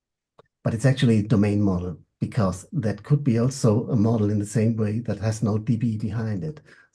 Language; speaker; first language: English; non-native, fluent; German